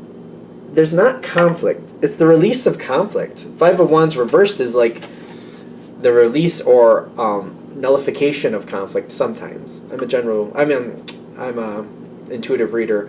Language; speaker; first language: English; native; English